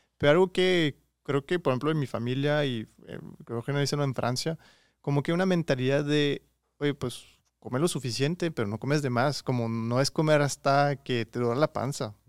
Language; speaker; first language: Spanish; non-native, fluent; French